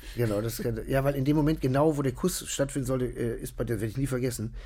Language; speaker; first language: German; native; German